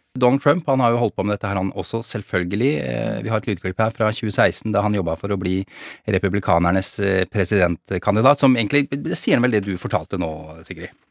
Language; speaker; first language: Norwegian; native; Norwegian